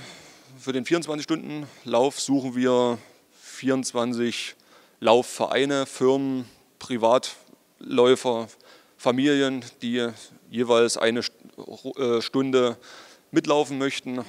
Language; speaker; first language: German; native; German